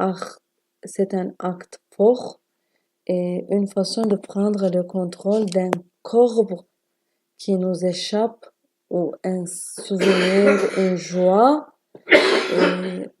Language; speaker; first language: French; non-native, learner; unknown